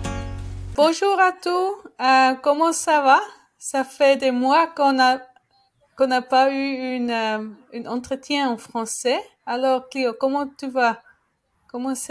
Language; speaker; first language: French; non-native, learner; Spanish